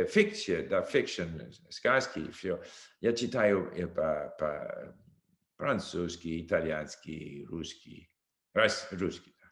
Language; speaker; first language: Russian; non-native, learner; English